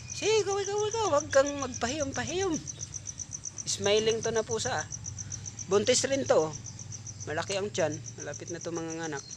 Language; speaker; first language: Filipino; non-native, local second language; Cebuano